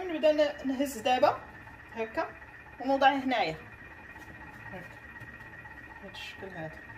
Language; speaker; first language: Arabic; native; Arabic